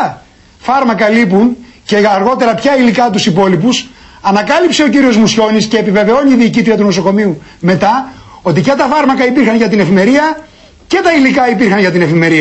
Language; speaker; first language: Greek; native; Greek